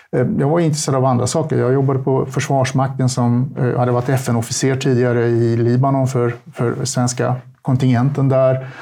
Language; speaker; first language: Swedish; early bilingual, other home language; Turkish